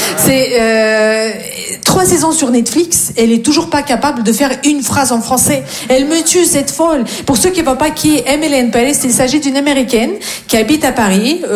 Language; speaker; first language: French; non-native, fluent; Russian